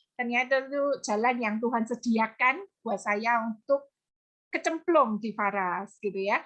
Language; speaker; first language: Indonesian; native; Indonesian